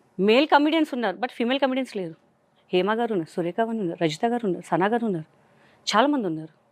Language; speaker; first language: Telugu; non-native, local second language; Hindi